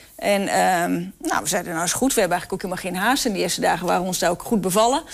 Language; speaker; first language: Dutch; native; Dutch